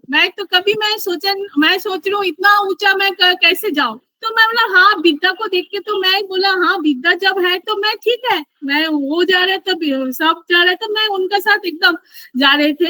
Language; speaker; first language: Hindi; non-native, local second language; Bangla